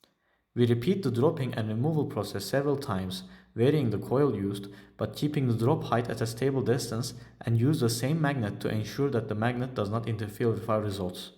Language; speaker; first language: English; non-native, fluent; Turkish